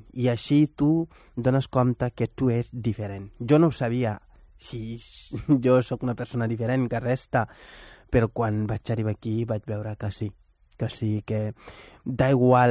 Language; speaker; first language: Catalan; non-native, fluent; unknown